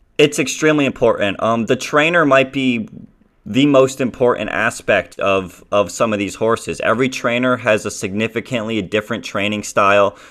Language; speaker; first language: English; native; English